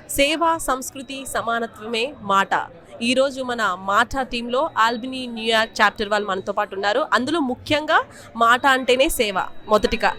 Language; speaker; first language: Telugu; native; Telugu